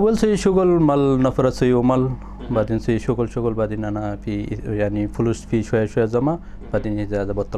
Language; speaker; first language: Arabic; non-native, learner; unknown